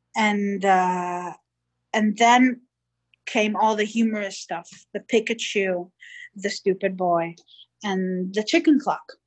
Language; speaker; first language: English; early bilingual, other home language; Hebrew